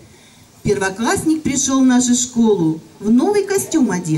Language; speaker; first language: Russian; native; Russian